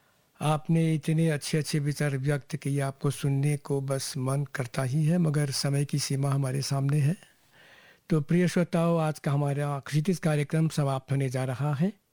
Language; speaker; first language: Hindi; native; Hindi